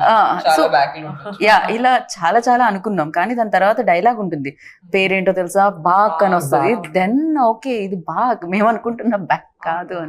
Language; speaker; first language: Telugu; native; Telugu